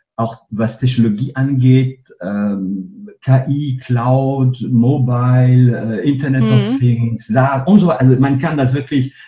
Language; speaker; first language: German; non-native, fluent; French